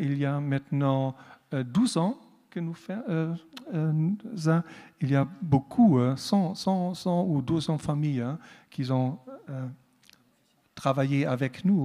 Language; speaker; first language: French; non-native, learner; German